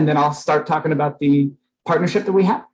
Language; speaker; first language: English; native; English